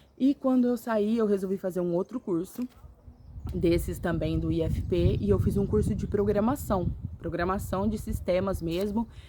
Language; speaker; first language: Portuguese; native; Portuguese